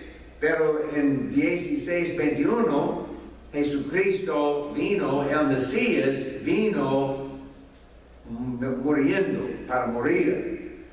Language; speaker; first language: Spanish; non-native, fluent; English